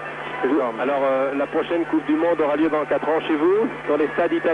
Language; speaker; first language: French; native; French